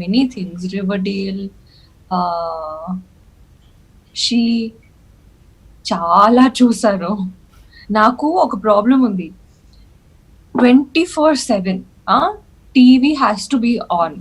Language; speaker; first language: Telugu; non-native, learner; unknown